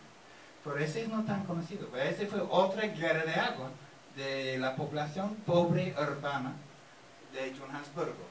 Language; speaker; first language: Spanish; non-native, fluent; English